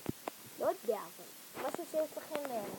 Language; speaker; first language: Hebrew; native; Hebrew